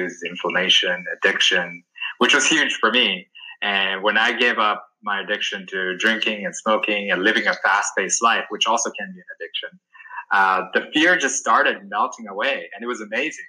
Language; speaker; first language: English; non-native, local second language; Sinhala